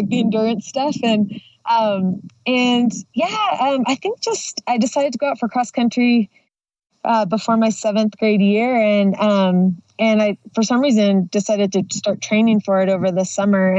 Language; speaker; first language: English; native; English